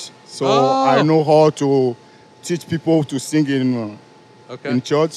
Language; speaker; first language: English; non-native, fluent; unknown